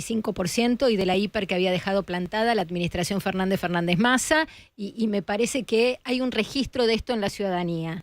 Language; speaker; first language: Spanish; native; Spanish